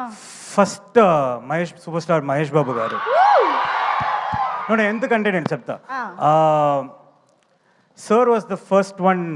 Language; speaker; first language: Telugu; non-native, learner; Tamil